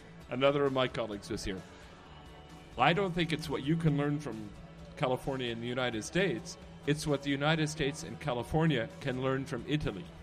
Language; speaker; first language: English; native; English